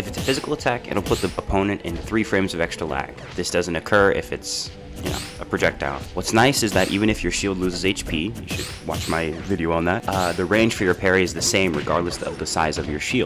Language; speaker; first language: English; native; English